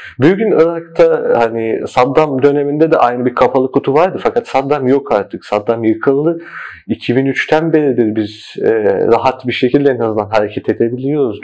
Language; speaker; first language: Turkish; early bilingual, heritage; Turkish